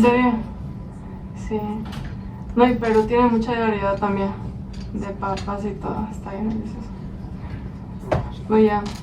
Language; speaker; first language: Spanish; early bilingual, other home language; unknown